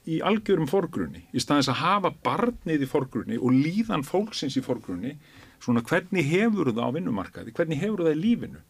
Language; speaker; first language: Icelandic; native; Icelandic